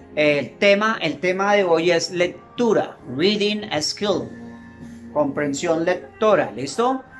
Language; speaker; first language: Spanish; native; Spanish